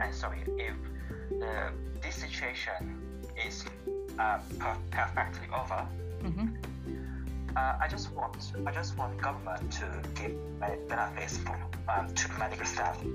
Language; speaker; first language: English; non-native, learner; Korean